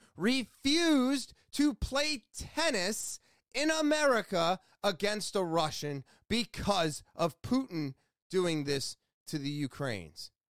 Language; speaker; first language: English; native; English